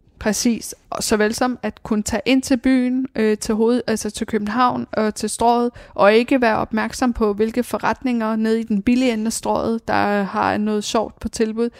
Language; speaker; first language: Danish; early bilingual, other home language; Persian